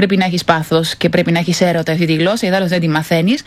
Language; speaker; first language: Greek; non-native, fluent; Spanish